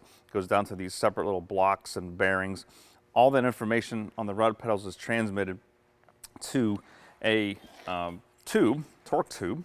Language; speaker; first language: English; native; English